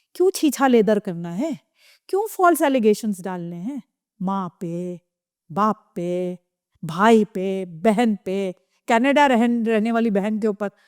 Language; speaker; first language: Hindi; native; Hindi